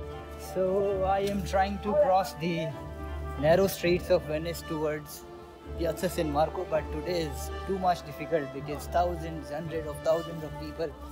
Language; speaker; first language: English; non-native, fluent; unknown